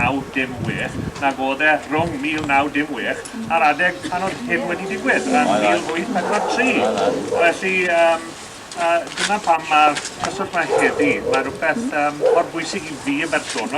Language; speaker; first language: Welsh; native; Welsh